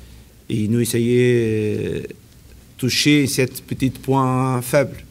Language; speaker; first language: French; non-native, learner; Portuguese